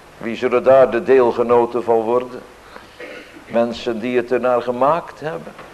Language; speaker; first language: Dutch; native; Dutch